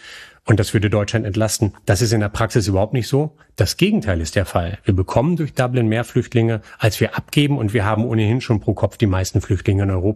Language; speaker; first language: German; native; German